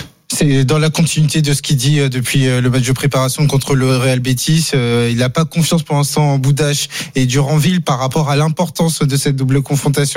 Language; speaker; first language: French; native; French